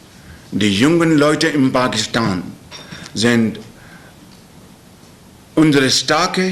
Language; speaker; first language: German; non-native, learner; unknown